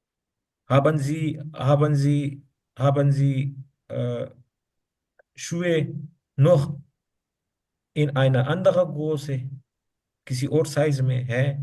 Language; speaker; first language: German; non-native, fluent; Urdu